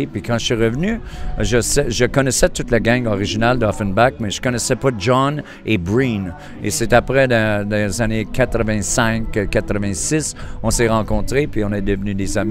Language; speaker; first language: French; native; French